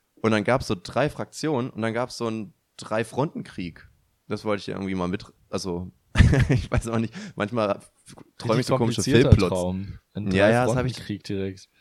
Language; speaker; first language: German; native; German